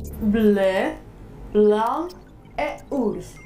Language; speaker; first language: French; non-native, learner; Spanish